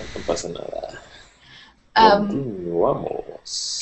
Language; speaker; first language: Spanish; non-native, learner; English